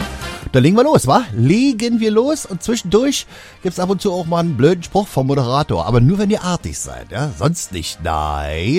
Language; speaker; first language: German; native; German